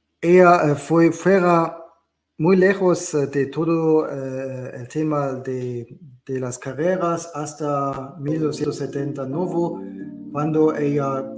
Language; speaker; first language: Spanish; non-native, learner; German